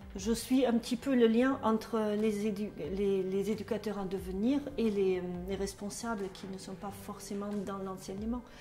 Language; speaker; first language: French; non-native, fluent; German